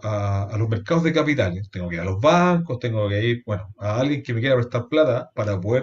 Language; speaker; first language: Spanish; native; Spanish